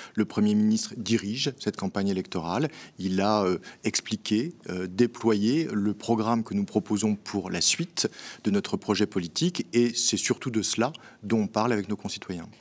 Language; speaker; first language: French; native; French